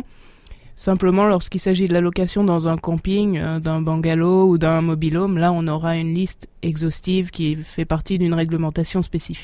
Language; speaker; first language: French; native; French